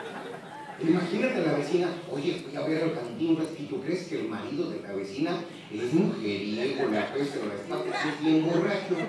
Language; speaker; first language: Spanish; native; Spanish